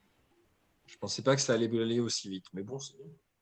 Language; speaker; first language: French; native; French